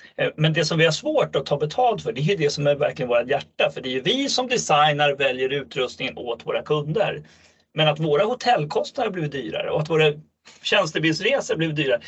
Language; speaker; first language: Swedish; native; Swedish